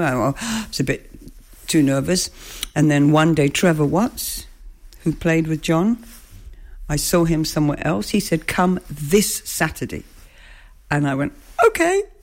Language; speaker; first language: English; native; English